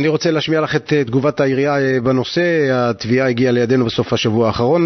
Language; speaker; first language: Hebrew; native; Hebrew